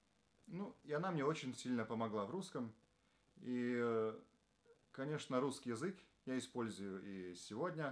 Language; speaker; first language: Russian; non-native, fluent; Slovenian